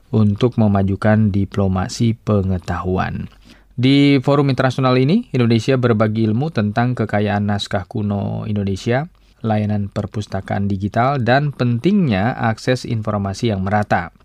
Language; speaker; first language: Indonesian; native; Indonesian